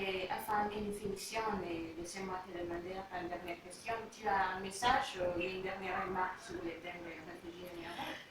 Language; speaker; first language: French; non-native, learner; Spanish